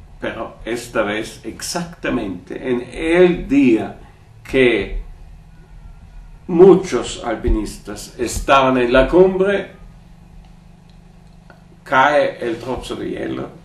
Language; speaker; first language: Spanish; non-native, learner; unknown